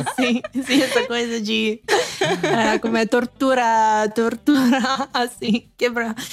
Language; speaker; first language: Portuguese; non-native, fluent; Italian